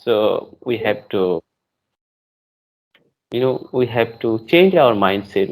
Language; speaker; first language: English; non-native, learner; Bangla